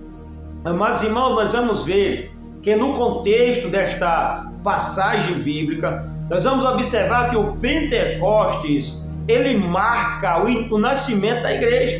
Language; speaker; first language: Portuguese; native; Portuguese